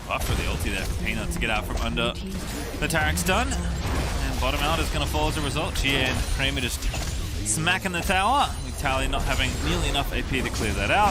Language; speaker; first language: English; native; English